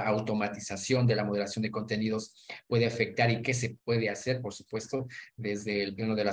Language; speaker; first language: Spanish; native; Spanish